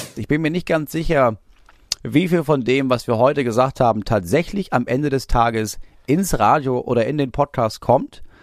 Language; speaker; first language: German; native; German